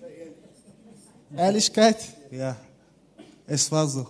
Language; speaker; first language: German; native; German